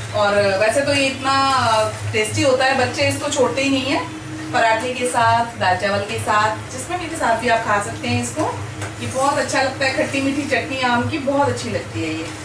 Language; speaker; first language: Hindi; native; Hindi